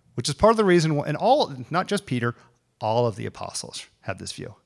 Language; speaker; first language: English; native; English